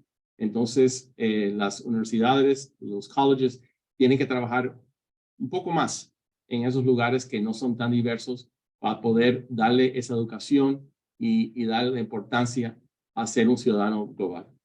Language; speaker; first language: Spanish; early bilingual, heritage; Spanish